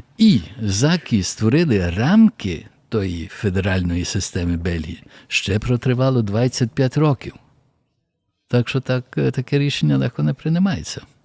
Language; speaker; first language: Ukrainian; early bilingual, heritage; Ukrainian